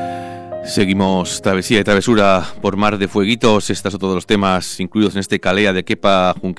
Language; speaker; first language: Spanish; native; Spanish